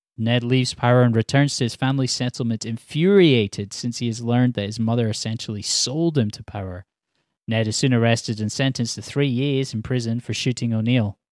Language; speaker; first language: English; native; English